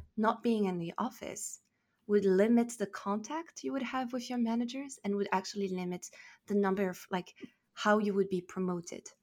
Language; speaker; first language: English; non-native, fluent; French